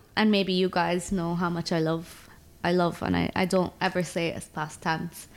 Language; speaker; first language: English; early bilingual, other home language; Arabic